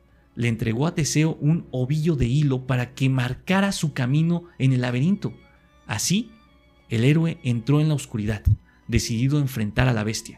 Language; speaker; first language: Spanish; native; Spanish